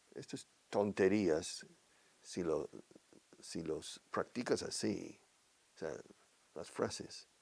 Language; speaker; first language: Spanish; non-native, fluent; English